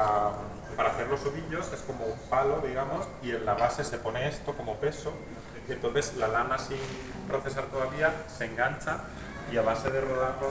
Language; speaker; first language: Spanish; native; Spanish